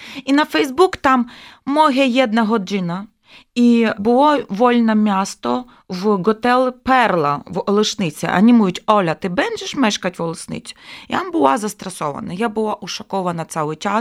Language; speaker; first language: Ukrainian; non-native, local second language; Russian